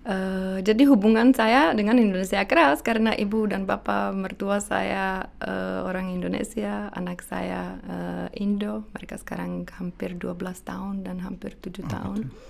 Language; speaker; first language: Indonesian; non-native, fluent; Czech